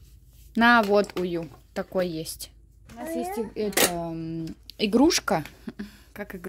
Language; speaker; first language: Russian; native; Russian